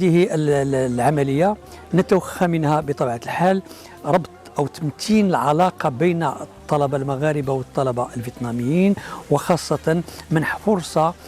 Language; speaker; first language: Arabic; native; Arabic